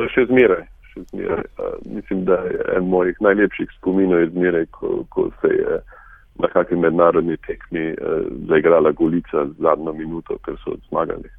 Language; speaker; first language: Slovenian; native; Slovenian